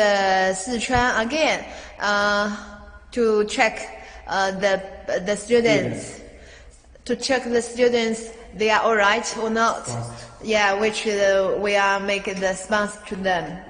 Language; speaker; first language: English; non-native, learner; Chinese